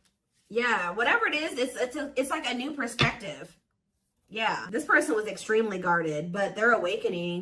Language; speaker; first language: English; native; English